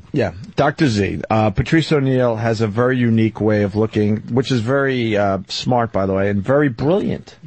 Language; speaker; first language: English; native; English